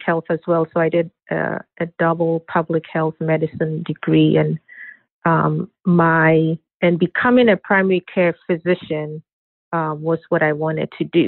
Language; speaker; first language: English; non-native, local second language; Akan